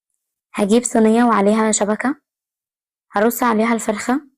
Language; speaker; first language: Arabic; native; Arabic